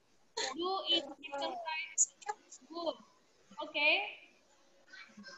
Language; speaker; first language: English; non-native, learner; Indonesian